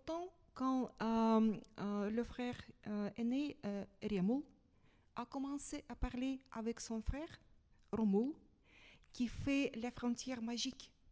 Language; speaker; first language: French; non-native, fluent; Russian